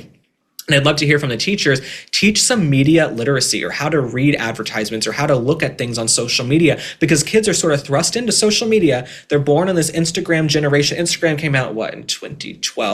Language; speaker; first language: English; native; English